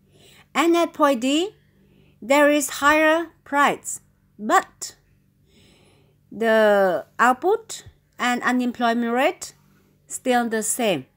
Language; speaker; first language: English; non-native, fluent; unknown